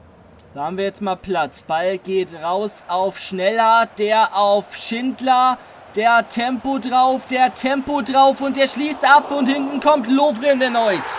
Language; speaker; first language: German; native; German